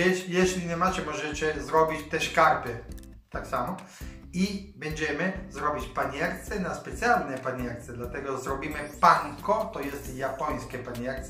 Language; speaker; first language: Polish; non-native, learner; Italian